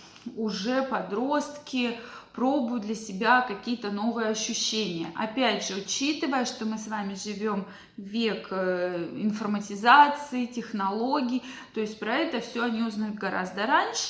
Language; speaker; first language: Russian; native; Russian